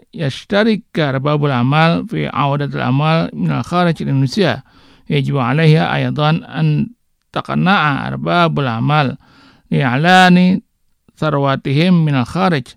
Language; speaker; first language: Arabic; non-native, fluent; Indonesian